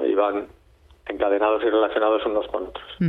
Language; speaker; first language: Spanish; native; Spanish